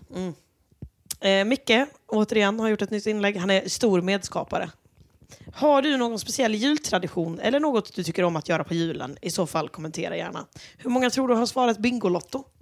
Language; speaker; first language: Swedish; native; Swedish